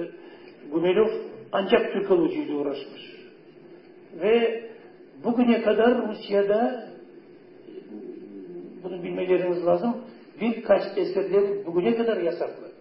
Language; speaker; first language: Turkish; non-native, fluent; Kazakh